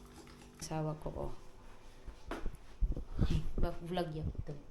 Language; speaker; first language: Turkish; non-native, learner; Filipino